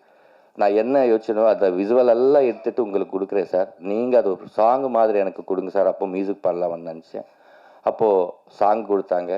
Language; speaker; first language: Tamil; non-native, learner; Telugu